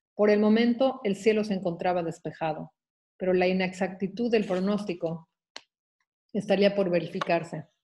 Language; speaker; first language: Spanish; early bilingual, heritage; Spanish